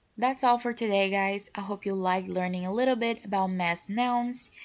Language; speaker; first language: English; non-native, fluent; Portuguese